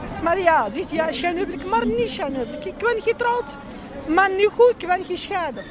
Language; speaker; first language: Dutch; non-native, learner; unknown